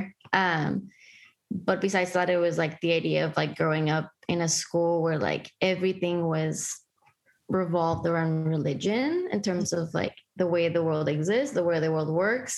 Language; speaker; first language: English; early bilingual, other home language; Spanish